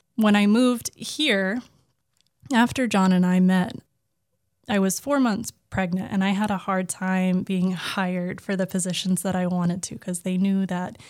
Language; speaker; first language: English; native; English